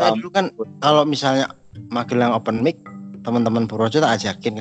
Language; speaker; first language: Indonesian; native; Indonesian